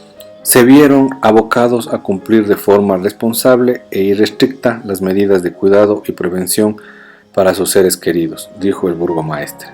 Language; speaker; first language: Spanish; native; Spanish